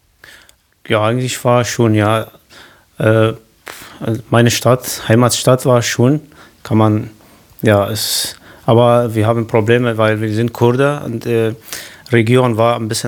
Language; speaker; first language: German; non-native, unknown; Kurdish